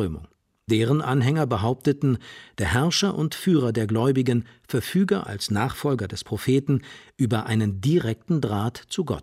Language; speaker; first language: German; native; German